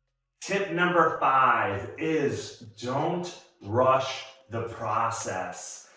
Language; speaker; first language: English; native; English